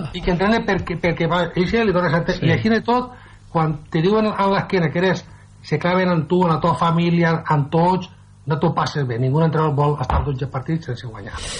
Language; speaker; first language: Catalan; non-native, local second language; Spanish